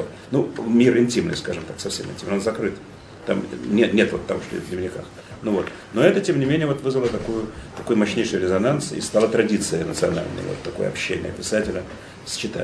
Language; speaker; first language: Russian; native; Russian